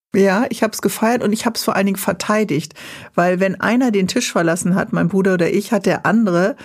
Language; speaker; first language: German; native; German